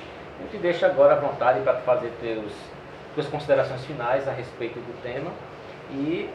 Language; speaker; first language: Portuguese; native; Portuguese